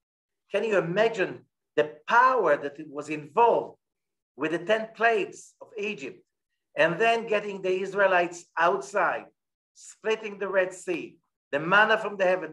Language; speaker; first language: English; non-native, fluent; Hebrew